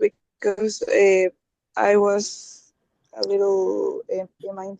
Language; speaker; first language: English; non-native, learner; Spanish